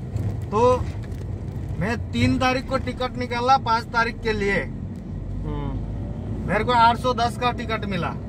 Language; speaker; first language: Hindi; non-native, learner; Nepali